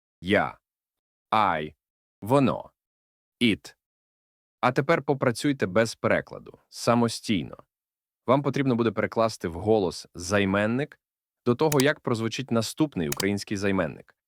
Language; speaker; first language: Ukrainian; native; Ukrainian